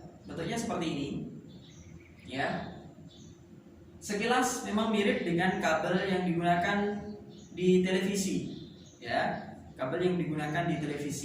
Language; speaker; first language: Indonesian; native; Indonesian